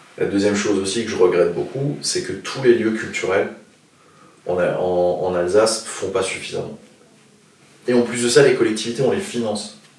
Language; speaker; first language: French; non-native, local second language; Swiss German